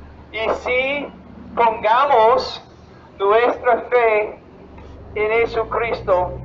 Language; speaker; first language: Spanish; non-native, fluent; English